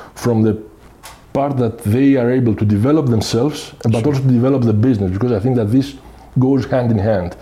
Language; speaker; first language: English; non-native, fluent; Greek